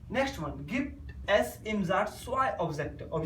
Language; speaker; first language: German; non-native, learner; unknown